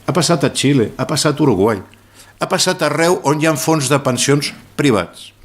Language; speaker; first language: Catalan; native; Catalan